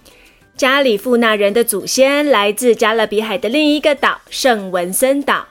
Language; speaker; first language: Chinese; native; Chinese